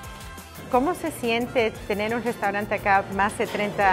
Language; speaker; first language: Spanish; early bilingual, heritage; Spanish